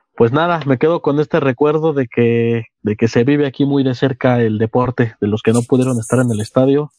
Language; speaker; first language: Spanish; native; Spanish